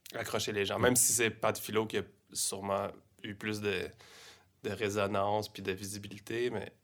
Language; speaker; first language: French; native; French